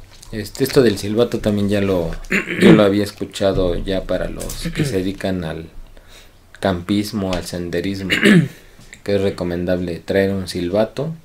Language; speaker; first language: Spanish; native; Spanish